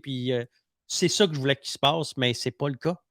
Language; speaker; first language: French; native; French